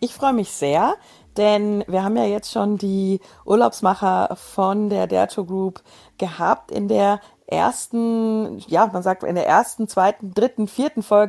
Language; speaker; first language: German; native; German